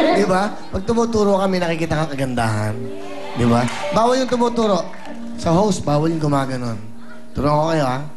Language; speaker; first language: Filipino; native; Filipino